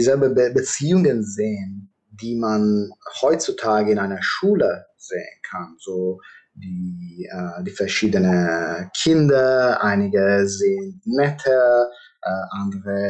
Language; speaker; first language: German; non-native, fluent; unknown